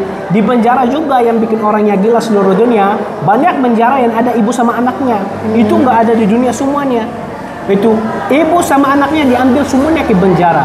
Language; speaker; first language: Indonesian; non-native, fluent; Arabic